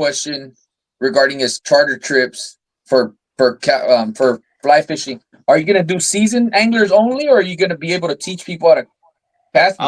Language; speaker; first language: English; native; English